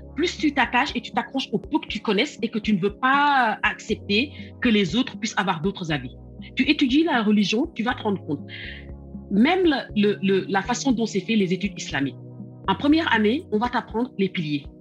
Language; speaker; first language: French; non-native, local second language; Wolof